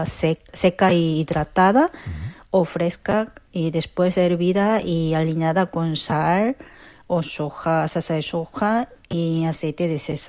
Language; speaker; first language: Spanish; non-native, fluent; Korean